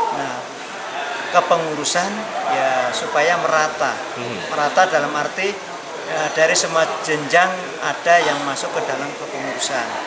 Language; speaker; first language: Indonesian; non-native, local second language; Javanese